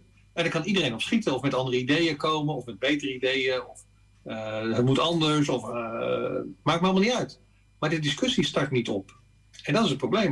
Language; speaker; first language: Dutch; native; Dutch